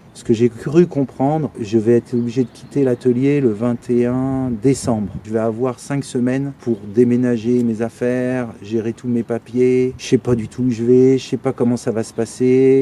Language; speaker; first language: French; native; French